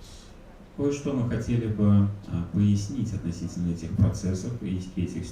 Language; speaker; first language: Russian; native; Russian